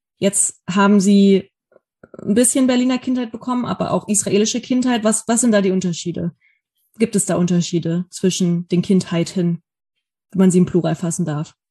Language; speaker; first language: German; native; German